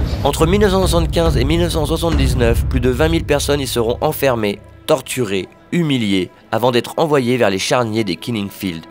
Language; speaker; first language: French; native; French